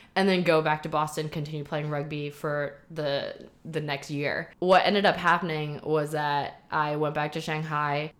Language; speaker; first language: English; early bilingual, heritage; Chinese